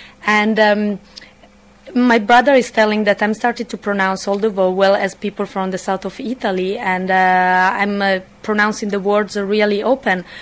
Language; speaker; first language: English; non-native, fluent; Italian